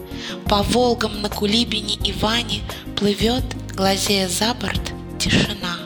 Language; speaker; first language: Russian; native; Russian